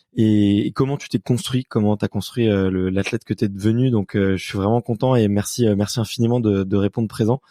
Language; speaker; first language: French; native; French